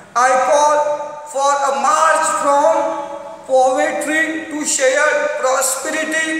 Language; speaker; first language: English; non-native, local second language; Marathi